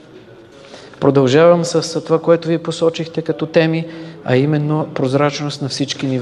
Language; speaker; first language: Bulgarian; native; Bulgarian